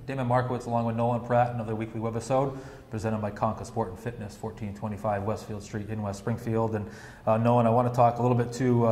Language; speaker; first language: English; native; English